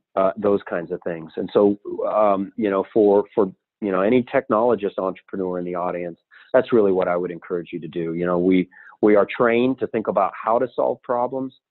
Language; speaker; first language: English; native; English